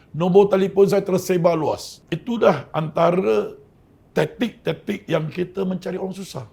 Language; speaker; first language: Malay; non-native, local second language; Chinese